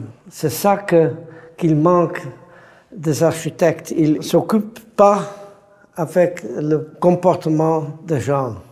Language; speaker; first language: French; non-native, fluent; Dutch